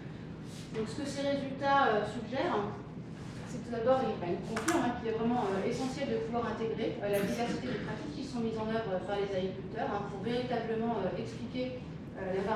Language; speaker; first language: French; native; French